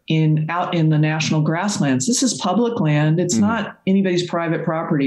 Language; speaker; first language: English; native; English